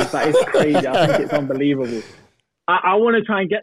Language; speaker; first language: English; native; English